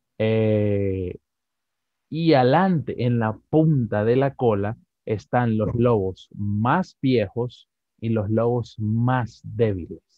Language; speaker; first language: Spanish; native; Spanish